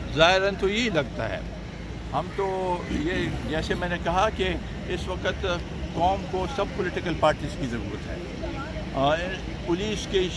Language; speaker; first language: Urdu; non-native, local second language; Pashto